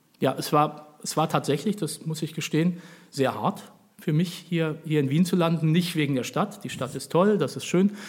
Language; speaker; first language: German; native; German